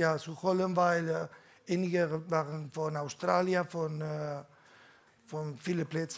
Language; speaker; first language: German; non-native, learner; Catalan